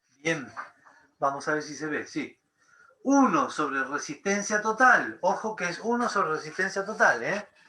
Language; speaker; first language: Spanish; native; Spanish